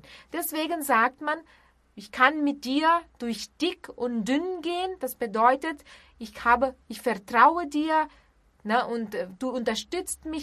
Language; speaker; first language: German; non-native, fluent; Portuguese